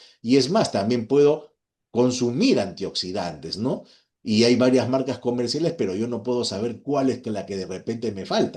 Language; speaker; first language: Spanish; native; Spanish